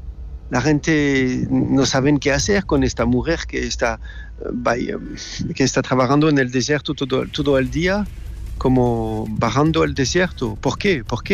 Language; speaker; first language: Spanish; non-native, learner; French